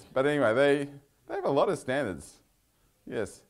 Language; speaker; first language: English; native; English